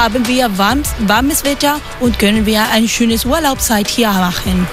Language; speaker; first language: German; non-native, learner; Spanish